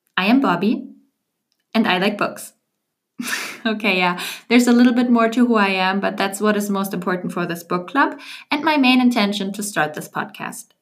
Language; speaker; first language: English; non-native, fluent; German